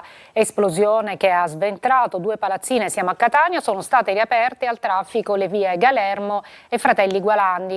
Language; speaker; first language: Italian; native; Italian